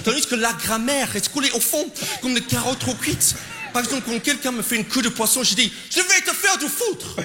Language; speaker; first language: French; non-native, fluent; English